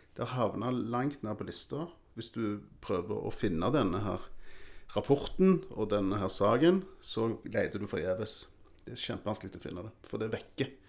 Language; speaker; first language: Norwegian; native; Norwegian